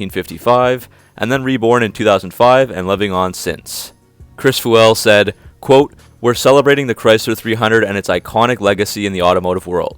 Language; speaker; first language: English; native; English